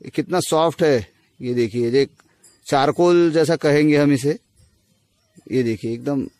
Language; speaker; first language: Hindi; non-native, local second language; Marathi